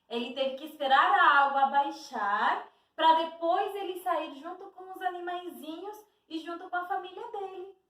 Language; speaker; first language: Portuguese; native; Portuguese